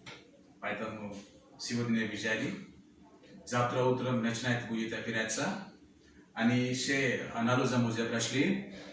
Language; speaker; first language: Russian; non-native, learner; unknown